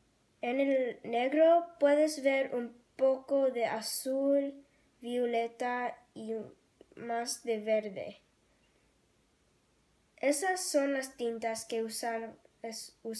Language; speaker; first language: Spanish; non-native, learner; English